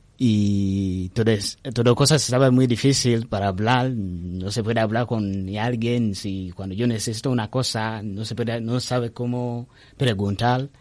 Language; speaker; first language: Spanish; non-native, learner; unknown